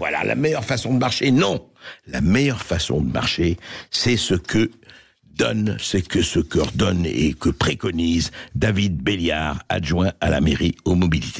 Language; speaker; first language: French; native; French